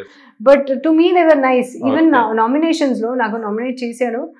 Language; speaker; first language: Telugu; non-native, learner; Hindi